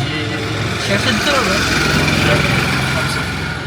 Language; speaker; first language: French; non-native, local second language; Malagasy